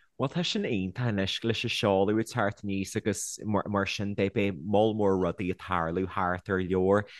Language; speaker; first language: Irish; native; Irish